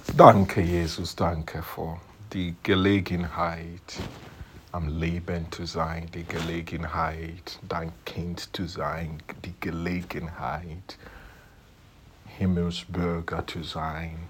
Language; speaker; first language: German; non-native, fluent; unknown